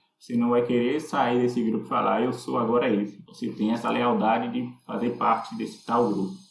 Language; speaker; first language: Portuguese; native; Portuguese